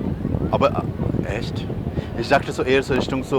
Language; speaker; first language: German; non-native, learner; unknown